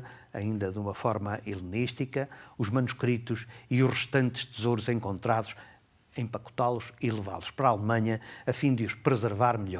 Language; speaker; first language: Portuguese; native; Portuguese